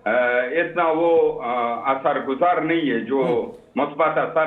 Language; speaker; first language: Hindi; non-native, learner; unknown